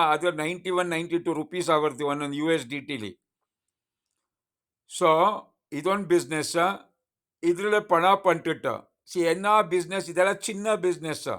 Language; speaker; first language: Tamil; non-native, learner; Kannada